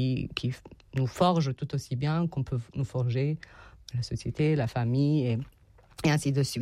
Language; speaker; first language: French; non-native, fluent; Serbian